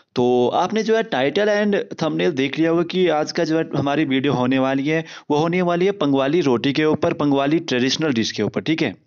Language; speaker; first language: Hindi; non-native, local second language; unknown